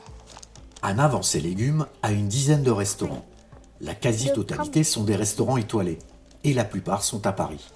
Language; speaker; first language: French; native; French